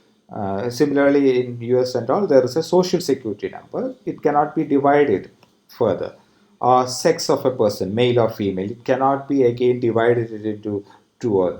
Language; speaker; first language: English; non-native, local second language; Malayalam